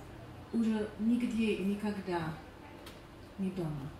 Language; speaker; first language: Russian; non-native, learner; German